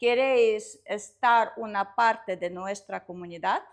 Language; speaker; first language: Spanish; non-native, learner; Russian